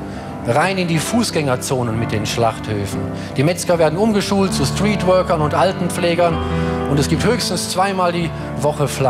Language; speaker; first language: German; native; German